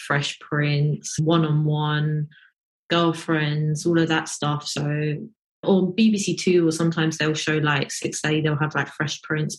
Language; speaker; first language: English; native; English